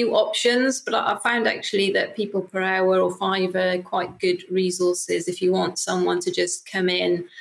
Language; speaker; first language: English; native; English